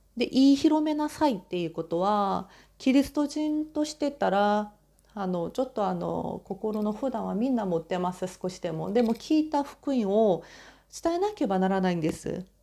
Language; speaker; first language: Japanese; non-native, fluent; Korean